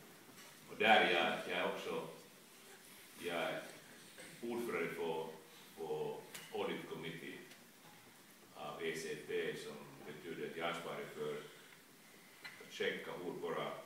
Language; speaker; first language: Swedish; non-native, local second language; Finnish